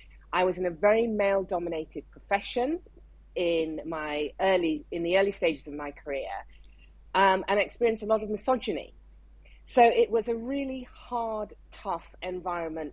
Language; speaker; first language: English; non-native, local second language; Yoruba